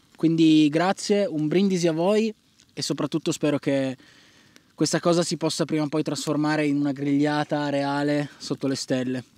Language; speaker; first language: Italian; native; Italian